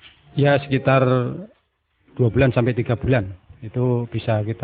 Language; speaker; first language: Indonesian; non-native, local second language; Javanese